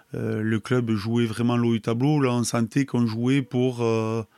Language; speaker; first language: French; native; French